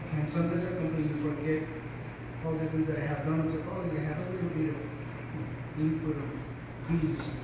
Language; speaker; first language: English; non-native, fluent; Spanish